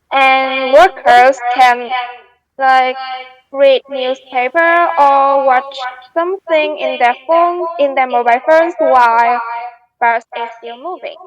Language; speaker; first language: English; non-native, learner; Vietnamese